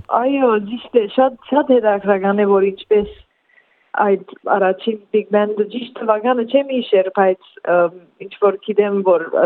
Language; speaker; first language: Armenian; early bilingual, heritage; Armenian